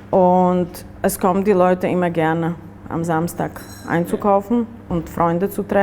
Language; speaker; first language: German; non-native, fluent; Slovak